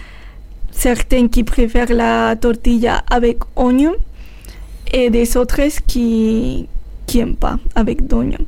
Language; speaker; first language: French; non-native, learner; Spanish